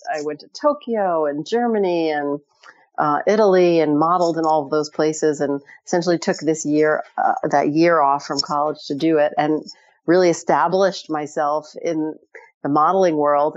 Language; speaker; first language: English; native; English